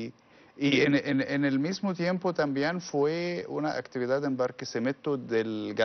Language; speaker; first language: Spanish; non-native, learner; Arabic